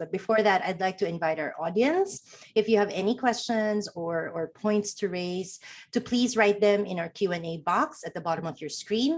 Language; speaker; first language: English; non-native, local second language; Filipino